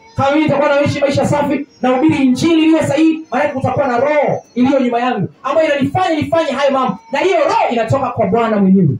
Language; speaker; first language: Swahili; native; Swahili